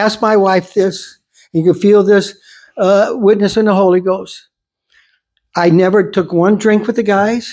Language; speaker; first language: English; native; English